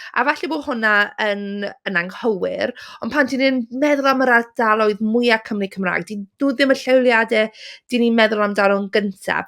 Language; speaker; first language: Welsh; non-native, local second language; English